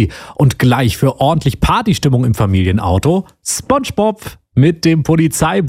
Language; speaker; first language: German; native; German